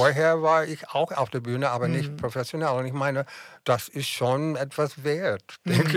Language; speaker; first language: German; non-native, fluent; English